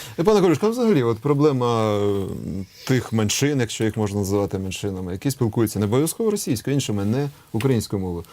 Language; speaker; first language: Ukrainian; native; Ukrainian